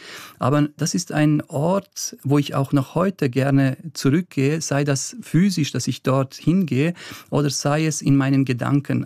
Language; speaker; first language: German; early bilingual, other home language; Bosnian